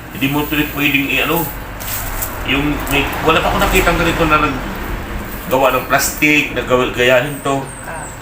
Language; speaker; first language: Filipino; native; Filipino